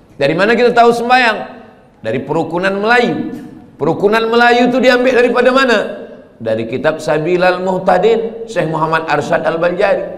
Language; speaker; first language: Malay; native; Malay